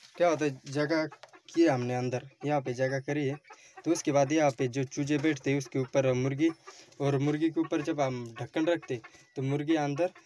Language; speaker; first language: Hindi; non-native, local second language; Marathi